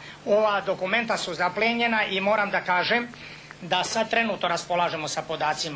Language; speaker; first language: Bosnian; native; Bosnian